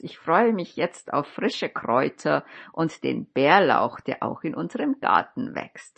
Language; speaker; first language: German; native; German